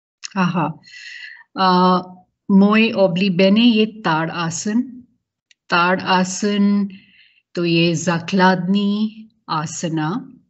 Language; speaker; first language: Czech; non-native, learner; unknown